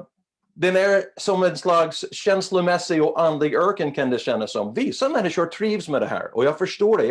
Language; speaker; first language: Swedish; non-native, fluent; English